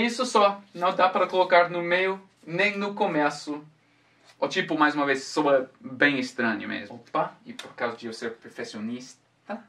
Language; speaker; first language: Portuguese; non-native, fluent; English